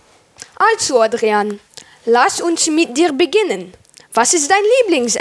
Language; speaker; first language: German; non-native, learner; French